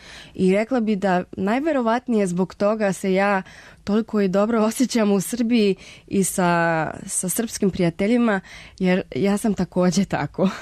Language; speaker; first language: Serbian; non-native, fluent; Spanish